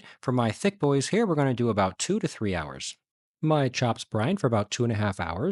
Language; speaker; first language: English; native; English